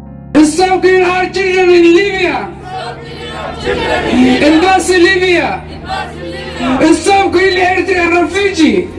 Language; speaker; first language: English; non-native, learner; Tigrinya